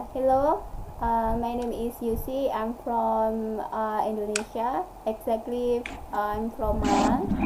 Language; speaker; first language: English; non-native, learner; Indonesian